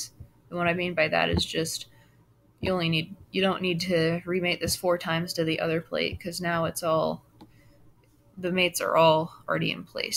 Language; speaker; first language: English; native; English